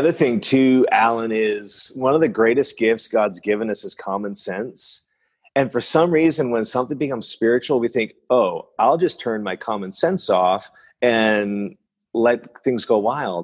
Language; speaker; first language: English; non-native, fluent; French